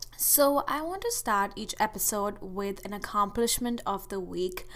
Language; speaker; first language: English; non-native, local second language; Hindi